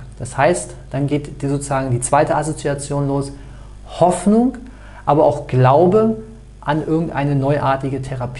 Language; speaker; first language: German; native; German